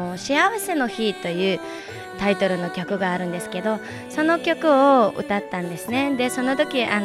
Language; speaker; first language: Japanese; non-native, fluent; Mongolian